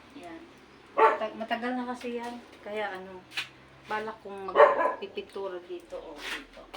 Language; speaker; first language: Filipino; non-native, local second language; Waray